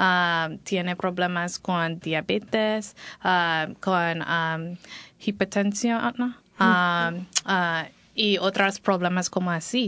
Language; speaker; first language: Spanish; non-native, learner; English